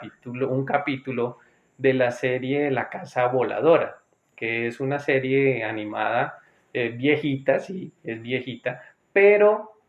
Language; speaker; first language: Spanish; native; Spanish